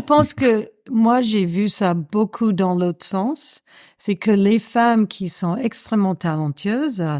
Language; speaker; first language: French; non-native, fluent; English